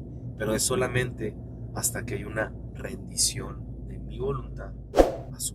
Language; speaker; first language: Spanish; native; Spanish